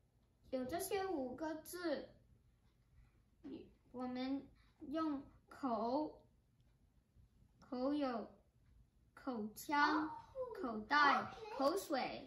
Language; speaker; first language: Chinese; early bilingual, heritage; English